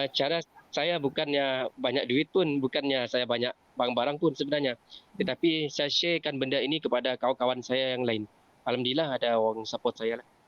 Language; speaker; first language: Malay; native; Malay